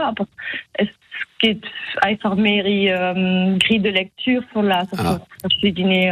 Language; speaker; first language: German; non-native, local second language; French